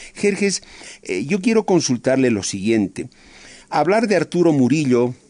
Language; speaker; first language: Spanish; native; Spanish